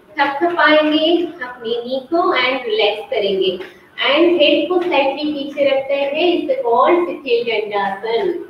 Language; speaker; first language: Hindi; non-native, local second language; Gujarati